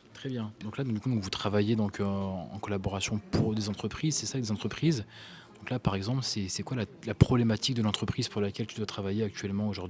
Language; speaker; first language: French; native; French